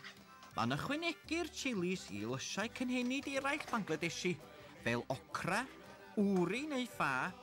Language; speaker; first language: Welsh; native; Welsh